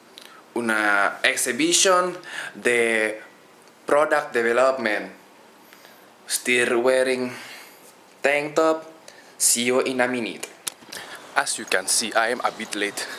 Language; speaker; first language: English; non-native, fluent; Indonesian